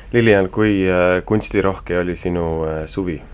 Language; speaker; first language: Estonian; native; Estonian